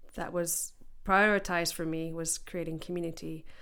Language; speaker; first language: English; native; English